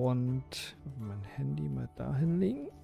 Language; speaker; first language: German; native; German